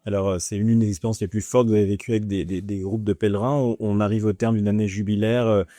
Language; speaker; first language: French; native; French